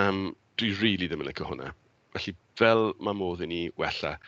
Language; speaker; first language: Welsh; native; Welsh